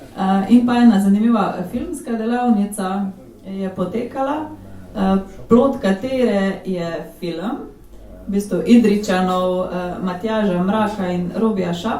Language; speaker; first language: Slovenian; native; Slovenian